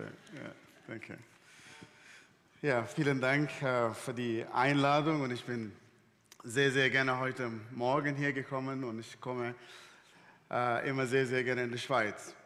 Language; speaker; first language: German; non-native, fluent; Arabic